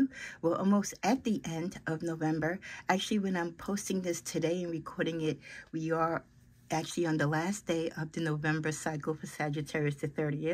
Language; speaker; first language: English; native; English